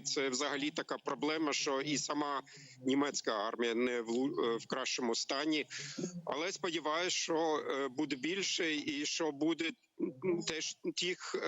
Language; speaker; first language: Ukrainian; non-native, learner; German